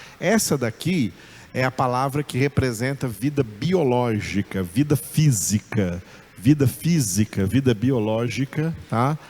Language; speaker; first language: Portuguese; native; Portuguese